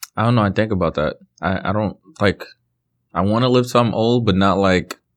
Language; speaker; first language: English; early bilingual, other home language; Haitian Creole